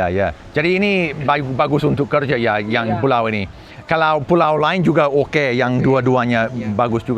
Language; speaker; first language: Indonesian; non-native, fluent; English